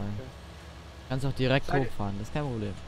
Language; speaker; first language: German; native; German